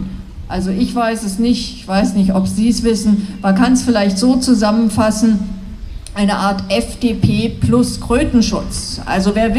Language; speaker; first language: German; native; German